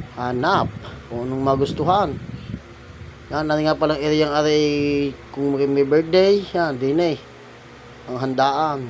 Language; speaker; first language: Filipino; native; Filipino